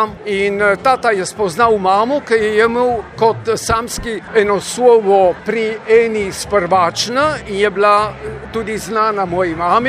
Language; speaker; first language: Slovenian; early bilingual, heritage; Slovenian